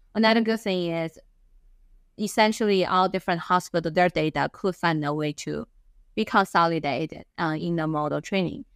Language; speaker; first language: English; non-native, fluent; Chinese